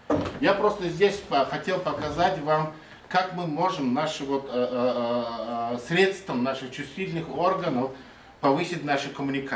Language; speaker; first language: Russian; non-native, fluent; Mongolian